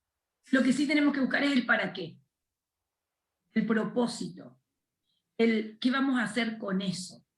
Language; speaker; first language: Spanish; native; Spanish